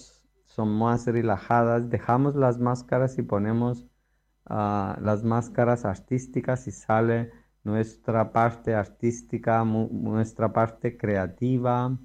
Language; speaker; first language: Spanish; non-native, fluent; Greek